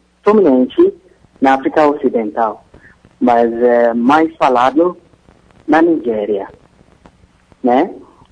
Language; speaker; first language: Portuguese; non-native, fluent; Yoruba